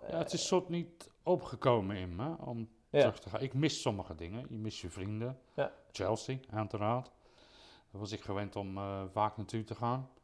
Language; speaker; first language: Dutch; non-native, fluent; English